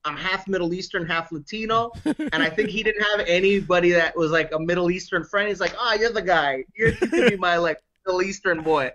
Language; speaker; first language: English; native; English